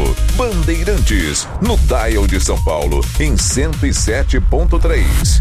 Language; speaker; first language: Portuguese; native; Portuguese